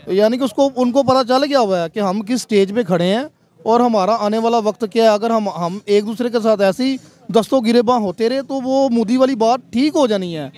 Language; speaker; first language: Urdu; non-native, local second language; Punjabi